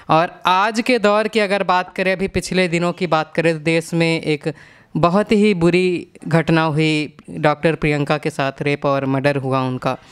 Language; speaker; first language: Hindi; native; Hindi